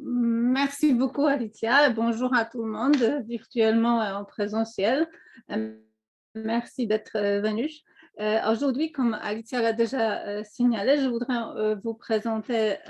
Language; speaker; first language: French; non-native, fluent; Polish